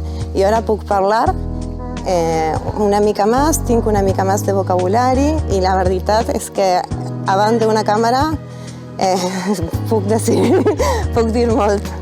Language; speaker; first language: Catalan; non-native, learner; Spanish